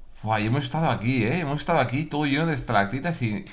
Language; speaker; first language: Spanish; native; Spanish